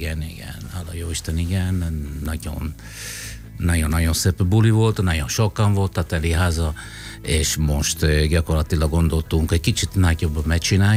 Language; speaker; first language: Hungarian; non-native, fluent; Italian